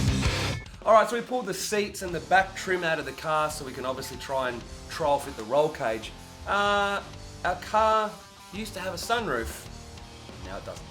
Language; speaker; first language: English; native; English